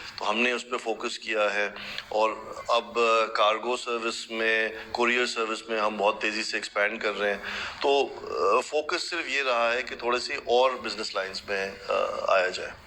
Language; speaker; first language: Urdu; native; Urdu